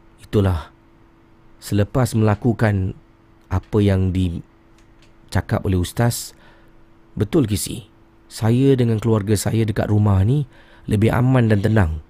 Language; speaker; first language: Malay; native; Malay